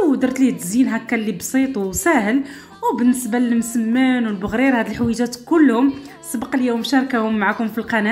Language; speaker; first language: Arabic; native; Arabic